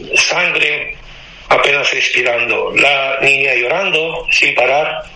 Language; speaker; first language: Spanish; non-native, fluent; Romanian